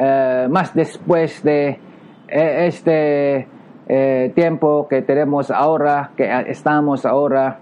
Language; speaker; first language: Spanish; non-native, learner; Japanese